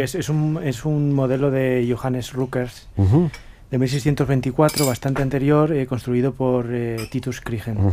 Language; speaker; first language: Spanish; native; Spanish